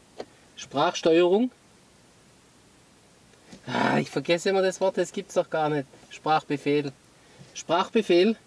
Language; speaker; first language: German; native; German